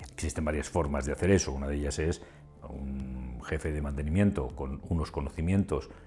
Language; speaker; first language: Spanish; native; Spanish